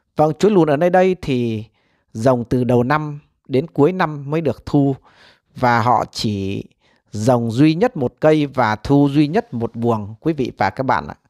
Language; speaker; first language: Vietnamese; native; Vietnamese